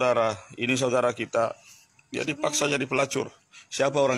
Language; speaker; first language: Indonesian; native; Indonesian